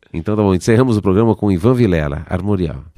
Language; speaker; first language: Portuguese; native; Portuguese